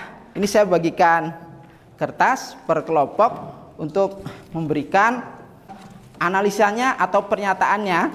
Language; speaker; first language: Indonesian; native; Indonesian